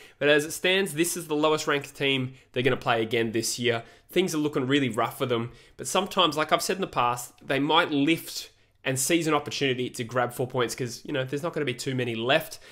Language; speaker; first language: English; native; English